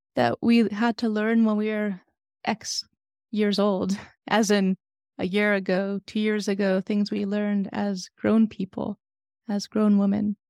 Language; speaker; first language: English; native; English